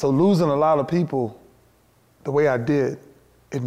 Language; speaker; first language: English; native; English